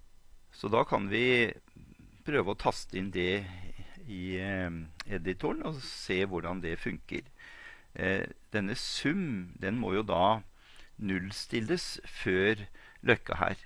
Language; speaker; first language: Norwegian; native; Norwegian